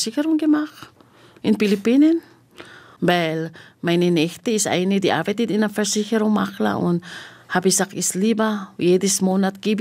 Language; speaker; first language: German; non-native, learner; Filipino